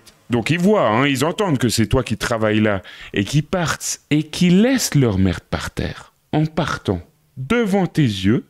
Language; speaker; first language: French; native; French